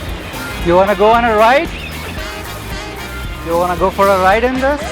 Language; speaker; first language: English; non-native, local second language; Hindi